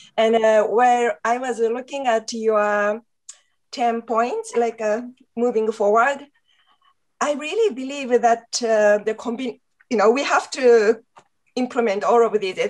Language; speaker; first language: English; non-native, fluent; Japanese